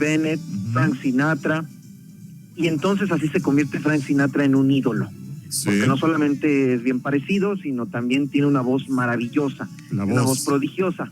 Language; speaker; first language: Spanish; native; Spanish